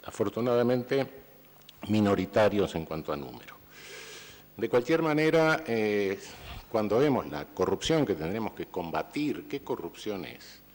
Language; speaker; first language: Spanish; native; Spanish